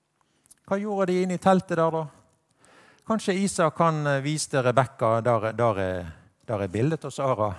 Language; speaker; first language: Norwegian; native; Norwegian